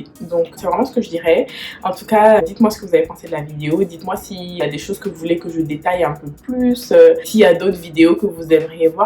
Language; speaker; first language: French; native; French